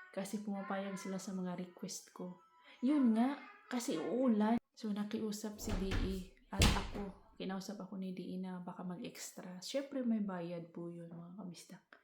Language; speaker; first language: Filipino; non-native, local second language; Cebuano